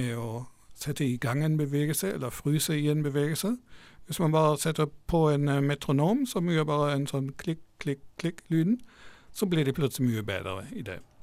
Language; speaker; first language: Norwegian; non-native, fluent; German